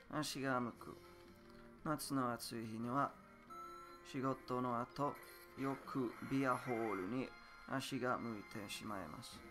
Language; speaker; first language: Japanese; non-native, learner; English